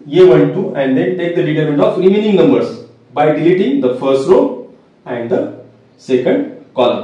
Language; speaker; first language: English; non-native, local second language; Marathi